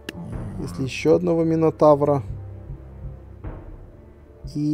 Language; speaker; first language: Russian; native; Russian